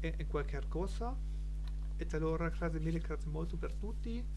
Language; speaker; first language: Italian; non-native, learner; German